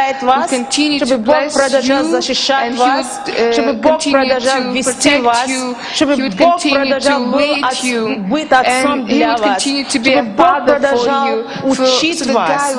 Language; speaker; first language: Russian; non-native, fluent; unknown